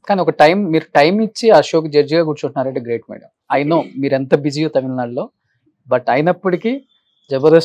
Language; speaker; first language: Telugu; native; Telugu